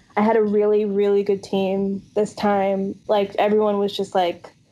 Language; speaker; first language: English; native; English